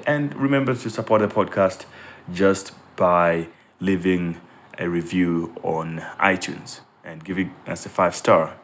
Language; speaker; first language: English; non-native, local second language; Nyanja